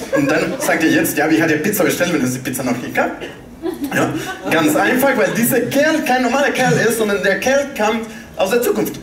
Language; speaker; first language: German; non-native, fluent; Spanish